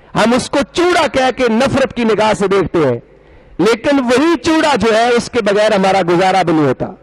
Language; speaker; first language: Urdu; non-native, local second language; Punjabi